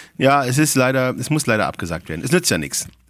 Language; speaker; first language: German; native; German